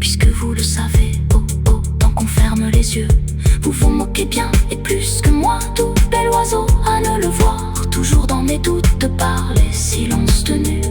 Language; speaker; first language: French; native; French